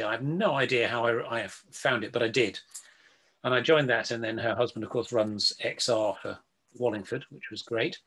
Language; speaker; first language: English; native; English